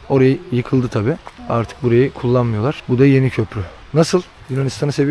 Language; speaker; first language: Turkish; native; Turkish